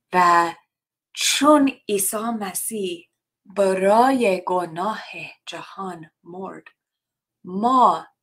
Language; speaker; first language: Persian; non-native, learner; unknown